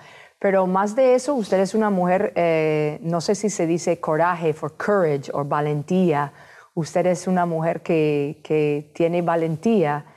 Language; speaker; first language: Spanish; non-native, fluent; English